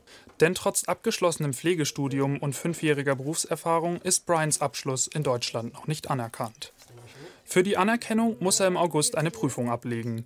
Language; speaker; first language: German; native; German